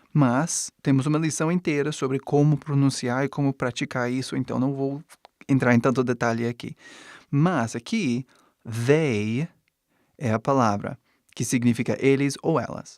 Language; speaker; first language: Portuguese; non-native, fluent; English